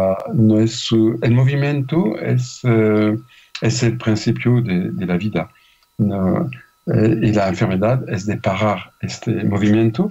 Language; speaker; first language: Spanish; non-native, fluent; French